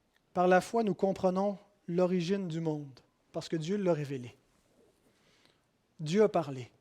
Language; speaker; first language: French; native; French